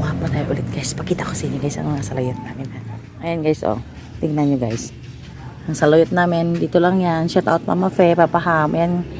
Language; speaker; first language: Filipino; non-native, local second language; Hiligaynon